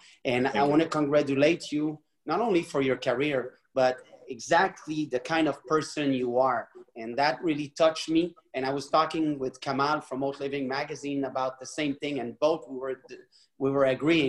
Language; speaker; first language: English; non-native, fluent; French